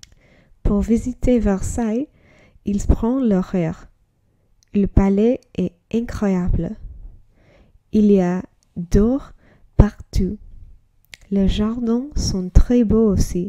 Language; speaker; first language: French; non-native, learner; English